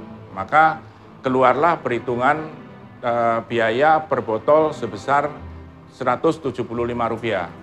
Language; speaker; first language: Indonesian; native; Indonesian